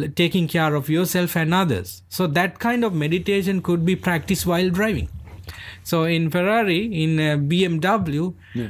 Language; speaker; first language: English; non-native, local second language; Sinhala